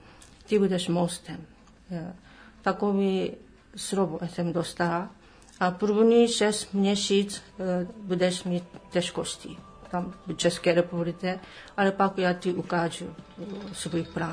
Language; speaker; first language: Czech; non-native, learner; Japanese